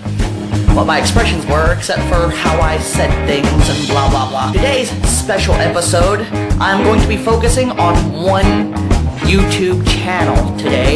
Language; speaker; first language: English; native; English